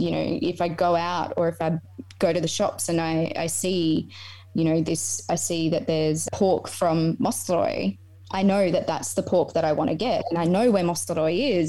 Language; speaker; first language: English; native; English